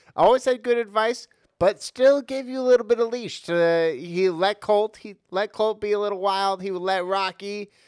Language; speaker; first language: English; native; English